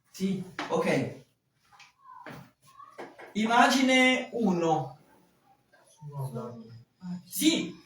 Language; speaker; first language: Italian; non-native, fluent; French